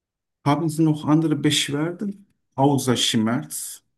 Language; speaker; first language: German; non-native, learner; Turkish